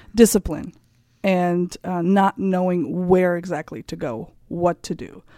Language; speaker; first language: English; non-native, fluent; Kazakh